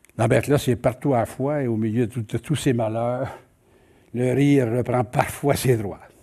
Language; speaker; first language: French; native; French